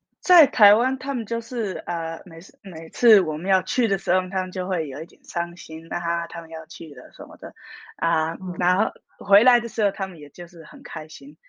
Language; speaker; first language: Chinese; early bilingual, heritage; Min Nan Chinese